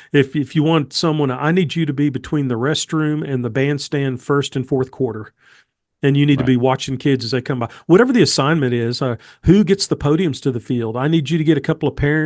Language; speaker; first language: English; native; English